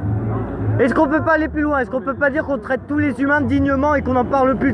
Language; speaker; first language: French; native; French